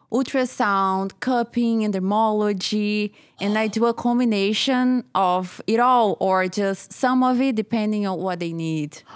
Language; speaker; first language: English; non-native, fluent; Portuguese